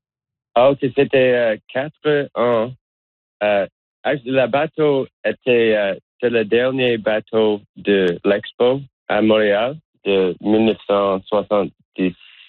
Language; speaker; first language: French; non-native, learner; English